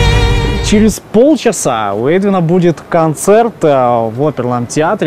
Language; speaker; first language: Russian; native; Russian